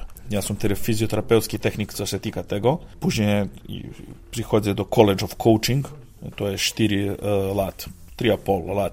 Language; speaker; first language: Polish; non-native, learner; Serbian